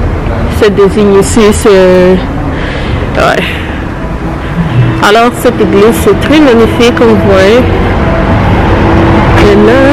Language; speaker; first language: French; non-native, local second language; Lingala